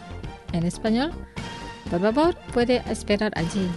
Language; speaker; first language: Spanish; non-native, fluent; Indonesian